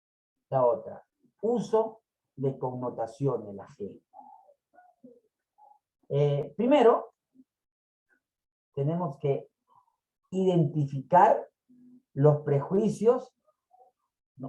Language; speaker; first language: Spanish; native; Spanish